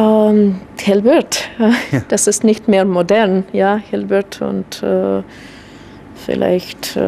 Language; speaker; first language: German; non-native, fluent; Russian